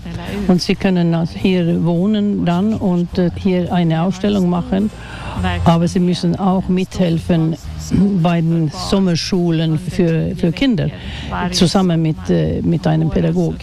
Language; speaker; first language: German; non-native, fluent; Swedish